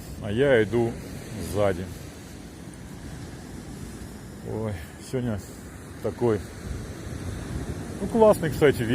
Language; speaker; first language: Russian; native; Russian